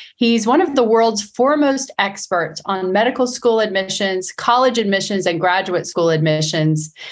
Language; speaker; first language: English; native; English